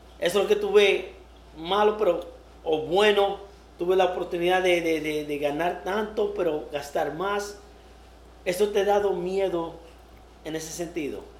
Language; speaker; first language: Spanish; early bilingual, heritage; Spanish